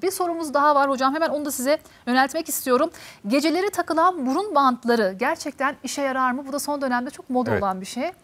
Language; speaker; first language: Turkish; native; Turkish